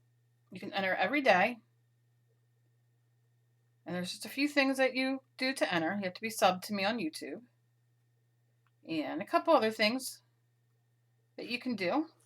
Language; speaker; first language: English; native; English